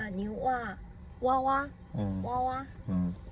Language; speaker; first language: Chinese; non-native, learner; Korean